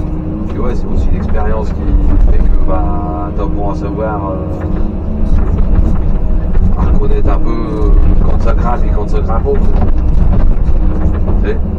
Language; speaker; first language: French; native; French